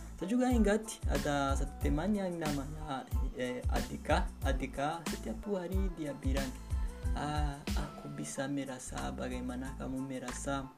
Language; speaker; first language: Indonesian; non-native, learner; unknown